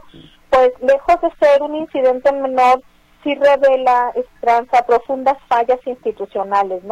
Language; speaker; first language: Spanish; native; Spanish